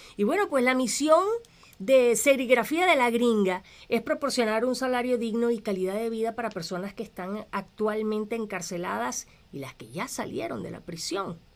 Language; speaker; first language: Spanish; native; Spanish